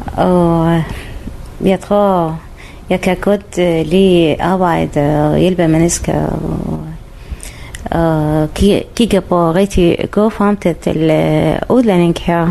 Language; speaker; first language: Danish; non-native, learner; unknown